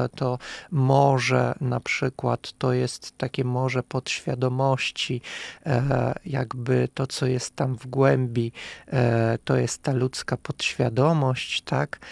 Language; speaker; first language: Polish; non-native, fluent; Russian